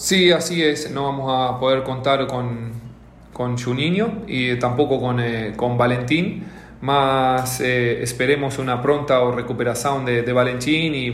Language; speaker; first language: Portuguese; non-native, learner; Spanish